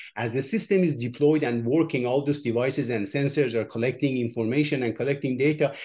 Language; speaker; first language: English; non-native, fluent; Persian